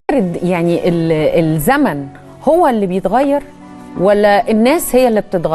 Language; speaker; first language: Arabic; native; Arabic